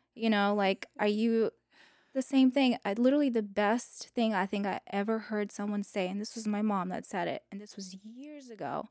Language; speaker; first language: English; non-native, fluent; Russian